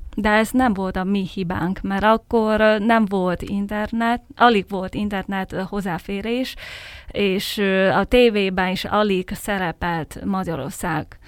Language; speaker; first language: Hungarian; non-native, fluent; Chinese